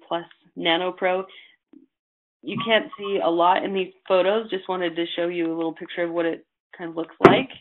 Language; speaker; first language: English; native; English